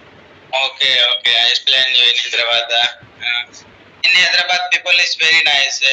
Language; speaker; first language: English; non-native, learner; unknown